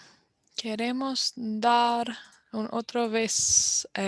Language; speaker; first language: Spanish; non-native, fluent; English